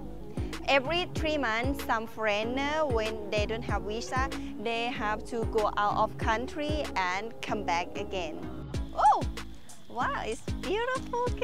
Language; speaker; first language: English; non-native, learner; Thai